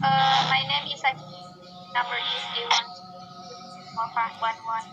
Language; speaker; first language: English; non-native, learner; Indonesian